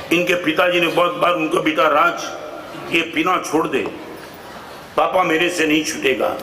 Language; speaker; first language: Hindi; non-native, local second language; Gujarati